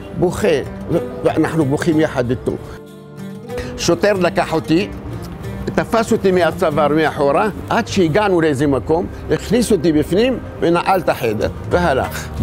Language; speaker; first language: Hebrew; non-native, fluent; Arabic